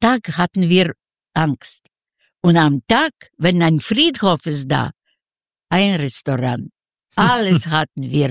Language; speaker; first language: German; non-native, learner; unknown